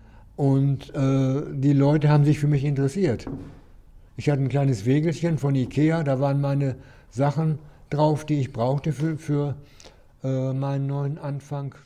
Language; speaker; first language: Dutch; non-native, learner; German